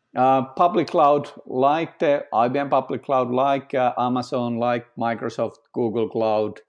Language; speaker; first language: English; non-native, fluent; Finnish